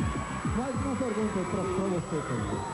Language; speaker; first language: Spanish; non-native, learner; Portuguese